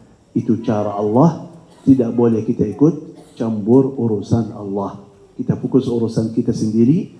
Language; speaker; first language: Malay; non-native, fluent; Arabic